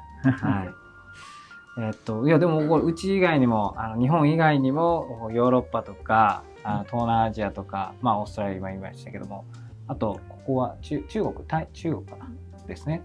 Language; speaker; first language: Japanese; native; Japanese